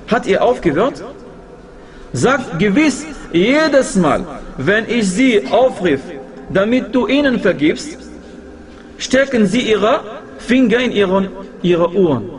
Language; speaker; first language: German; non-native, fluent; Arabic